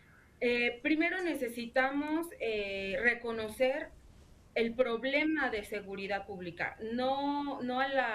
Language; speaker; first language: Spanish; native; Spanish